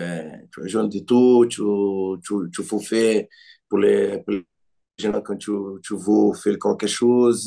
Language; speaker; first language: French; non-native, learner; Portuguese